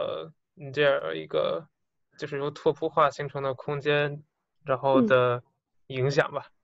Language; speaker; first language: Chinese; native; Chinese